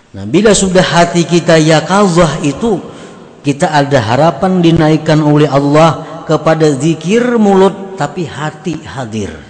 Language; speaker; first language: Indonesian; non-native, local second language; Banjar